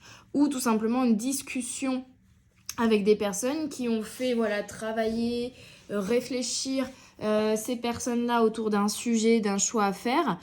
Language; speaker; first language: French; native; French